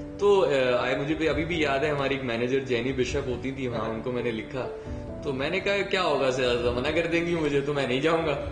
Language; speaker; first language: Urdu; native; Urdu